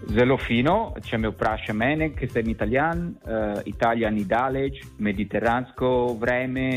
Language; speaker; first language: Slovenian; non-native, learner; Italian